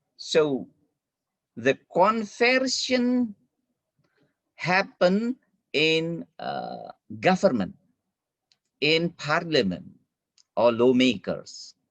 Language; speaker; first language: English; non-native, fluent; Indonesian